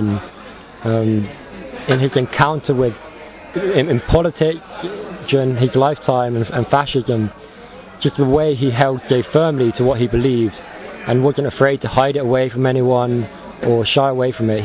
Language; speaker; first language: English; native; English